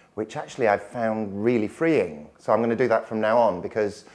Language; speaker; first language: English; native; English